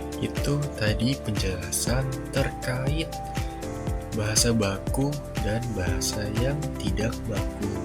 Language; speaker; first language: Indonesian; native; Indonesian